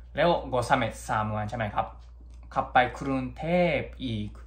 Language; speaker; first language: Thai; non-native, learner; Japanese